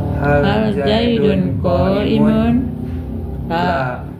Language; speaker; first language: Arabic; non-native, learner; Indonesian